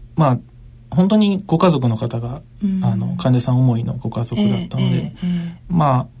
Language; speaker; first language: Japanese; native; Japanese